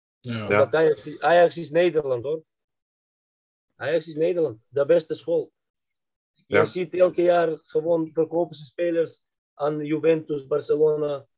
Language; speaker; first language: Dutch; non-native, fluent; Macedonian